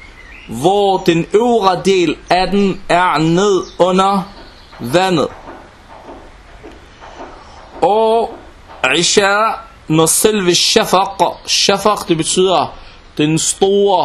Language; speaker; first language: Danish; non-native, local second language; Arabic